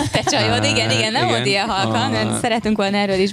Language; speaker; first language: Hungarian; native; Hungarian